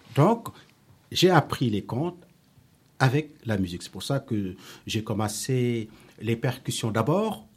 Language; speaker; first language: French; non-native, local second language; Wolof